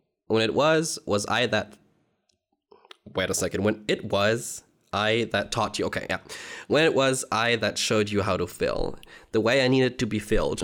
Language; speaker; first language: English; native; English